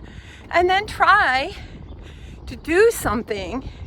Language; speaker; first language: English; native; English